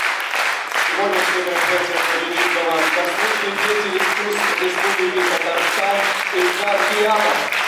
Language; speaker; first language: Russian; native; Russian